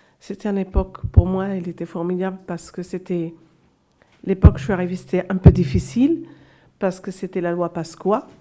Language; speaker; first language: French; non-native, local second language; Arabic